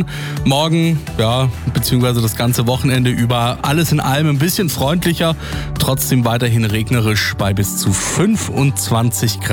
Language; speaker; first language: German; native; German